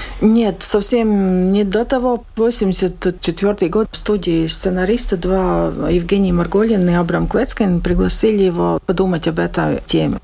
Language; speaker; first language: Russian; non-native, local second language; Latvian